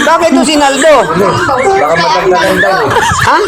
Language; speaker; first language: Filipino; non-native, local second language; Cebuano